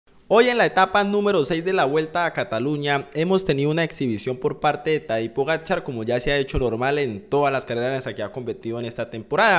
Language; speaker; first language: Spanish; native; Spanish